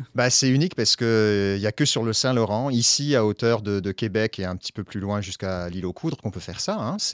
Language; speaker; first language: French; native; French